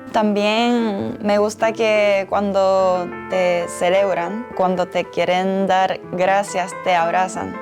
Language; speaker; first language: Spanish; non-native, fluent; Japanese